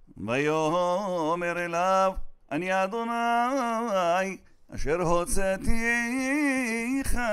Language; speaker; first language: Hebrew; native; Hebrew